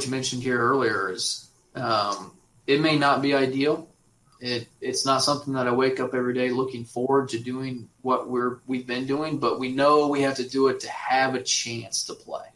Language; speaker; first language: English; native; English